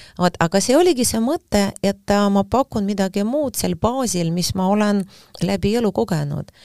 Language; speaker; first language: Estonian; non-native, fluent; Russian